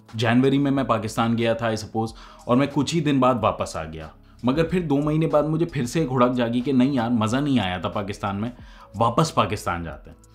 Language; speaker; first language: Urdu; native; Urdu